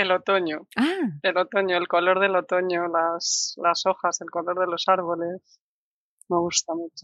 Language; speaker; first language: Spanish; native; Spanish